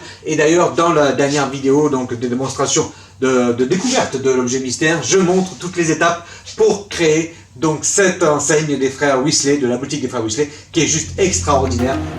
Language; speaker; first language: French; native; French